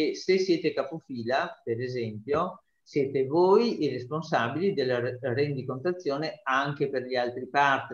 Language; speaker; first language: Italian; native; Italian